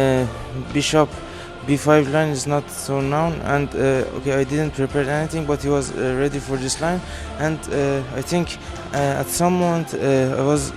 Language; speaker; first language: English; non-native, fluent; Persian